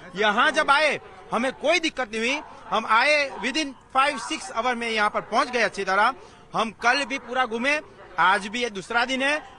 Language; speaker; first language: Hindi; native; Hindi